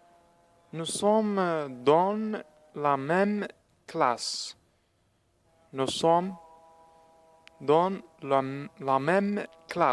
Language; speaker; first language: French; non-native, fluent; Arabic